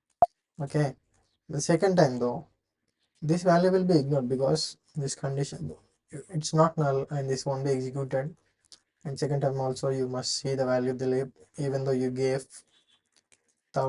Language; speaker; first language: English; non-native, fluent; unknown